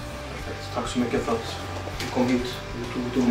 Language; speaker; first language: Swedish; native; Swedish